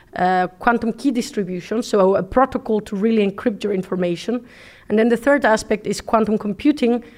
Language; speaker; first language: English; non-native, fluent; Spanish